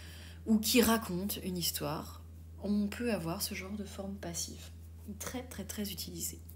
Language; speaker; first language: French; native; French